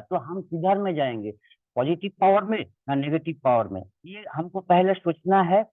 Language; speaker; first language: Hindi; non-native, local second language; Bangla